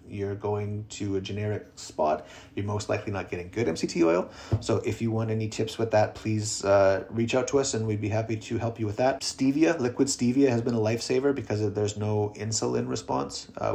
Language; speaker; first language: English; native; English